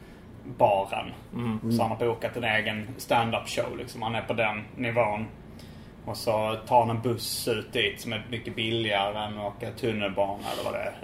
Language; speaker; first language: Swedish; native; Swedish